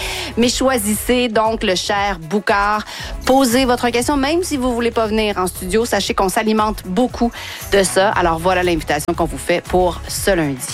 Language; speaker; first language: French; native; French